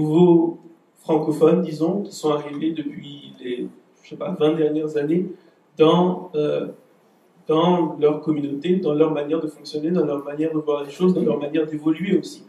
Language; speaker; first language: French; native; French